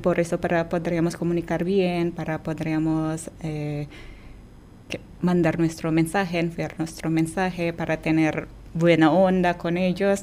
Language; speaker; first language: Spanish; non-native, fluent; Indonesian